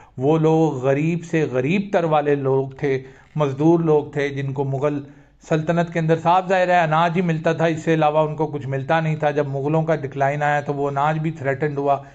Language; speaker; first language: Urdu; native; Urdu